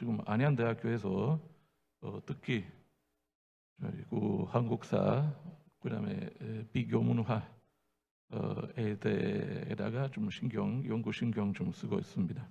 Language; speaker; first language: Korean; non-native, fluent; Italian